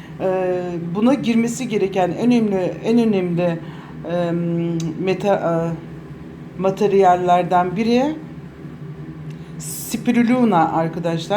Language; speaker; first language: Turkish; native; Turkish